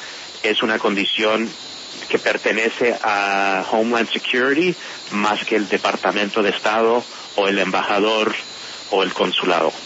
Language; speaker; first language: Spanish; non-native, fluent; English